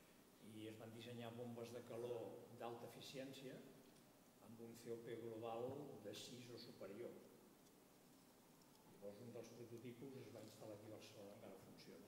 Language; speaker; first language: Catalan; native; Catalan